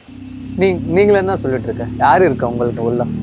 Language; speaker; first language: Tamil; non-native, learner; Telugu